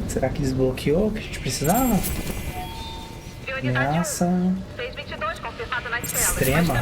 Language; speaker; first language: Portuguese; native; Portuguese